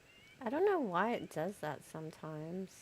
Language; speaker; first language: English; native; English